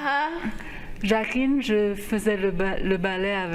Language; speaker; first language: French; non-native, local second language; Haitian Creole